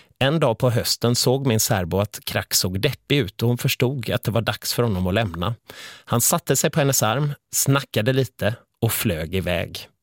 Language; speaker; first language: Swedish; native; Swedish